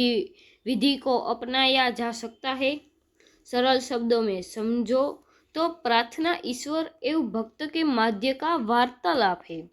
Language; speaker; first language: Hindi; non-native, local second language; Gujarati